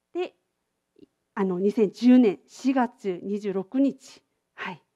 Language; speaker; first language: Japanese; non-native, fluent; Korean